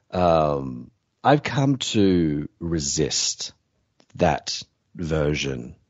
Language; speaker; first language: English; native; English